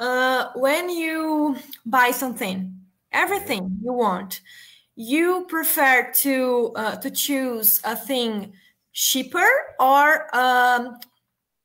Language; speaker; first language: English; non-native, learner; Portuguese